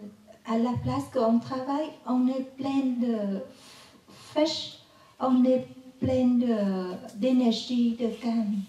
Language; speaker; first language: French; non-native, learner; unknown